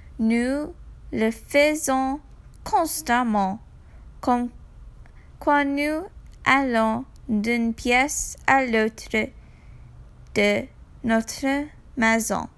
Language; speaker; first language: French; non-native, learner; English